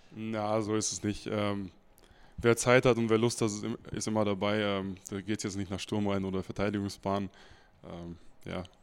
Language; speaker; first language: German; native; German